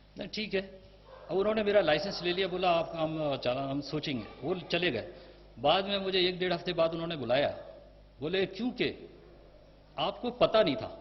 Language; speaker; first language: Urdu; native; Urdu